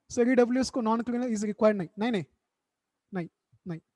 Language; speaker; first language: Hindi; non-native, local second language; Marathi